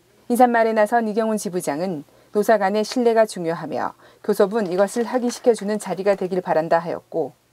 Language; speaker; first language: Korean; native; Korean